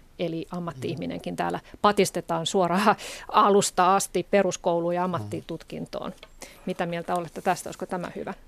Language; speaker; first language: Finnish; native; Finnish